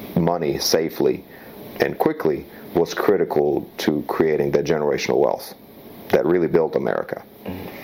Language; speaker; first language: English; early bilingual, other home language; Slovak